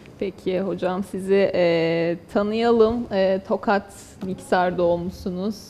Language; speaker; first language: Turkish; native; Turkish